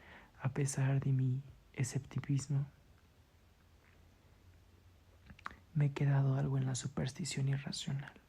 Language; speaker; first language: Spanish; native; Spanish